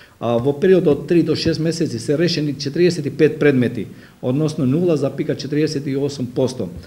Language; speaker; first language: Macedonian; non-native, local second language; Albanian